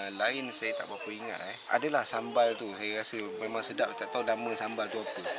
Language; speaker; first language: Malay; native; Malay